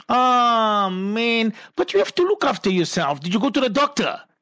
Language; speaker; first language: English; native; English